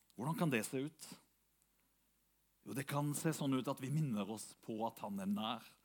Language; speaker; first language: Norwegian; native; Norwegian